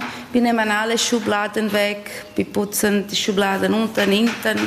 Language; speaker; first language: German; non-native, learner; Portuguese